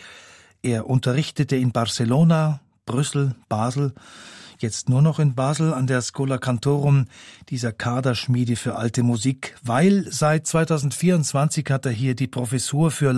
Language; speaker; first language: German; native; German